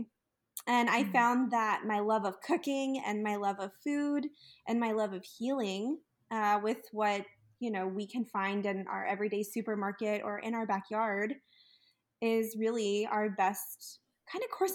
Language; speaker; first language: English; native; English